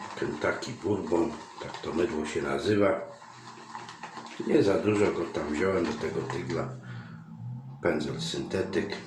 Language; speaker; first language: Polish; native; Polish